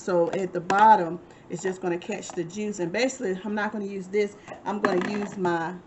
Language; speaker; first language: English; native; English